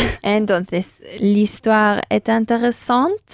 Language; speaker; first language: French; non-native, learner; Spanish